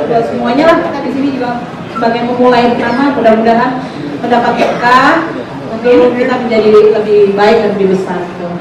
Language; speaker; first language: Indonesian; native; Indonesian